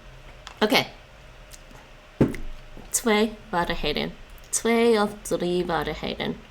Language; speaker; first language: Dutch; non-native, learner; English